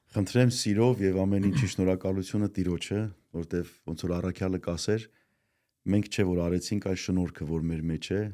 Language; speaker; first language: Armenian; native; Armenian